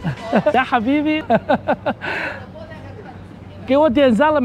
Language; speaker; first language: Chinese; non-native, fluent; Arabic